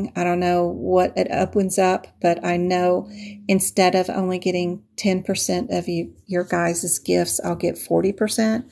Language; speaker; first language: English; native; English